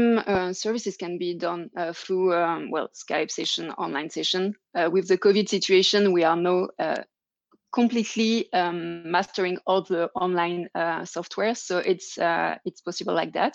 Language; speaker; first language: English; non-native, fluent; French